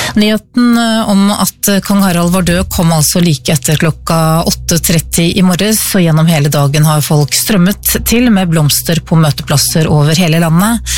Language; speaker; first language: Norwegian; native; Norwegian